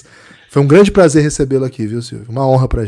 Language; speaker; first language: Portuguese; native; Portuguese